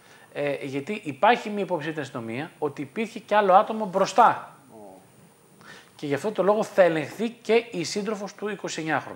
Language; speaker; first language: Greek; native; Greek